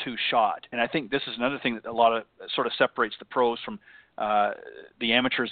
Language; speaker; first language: English; native; English